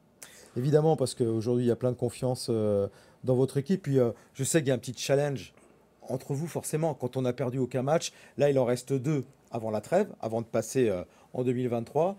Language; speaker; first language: French; native; French